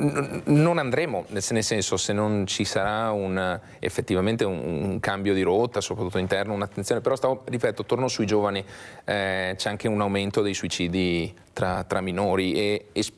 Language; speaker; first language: Italian; native; Italian